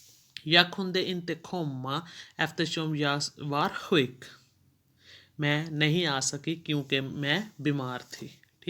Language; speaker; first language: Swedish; non-native, fluent; Urdu